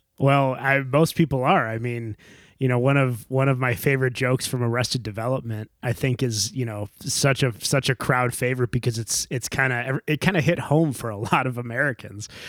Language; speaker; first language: English; native; English